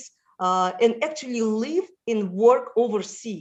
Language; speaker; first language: English; non-native, fluent; Russian